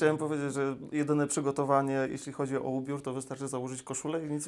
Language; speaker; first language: Polish; native; Polish